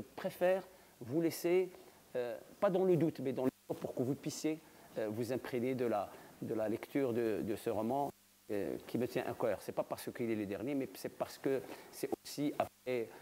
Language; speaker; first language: French; non-native, local second language; Arabic